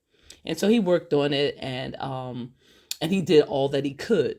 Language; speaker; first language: English; native; English